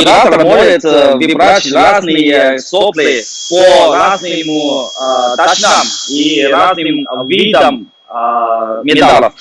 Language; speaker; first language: Russian; non-native, fluent; Chinese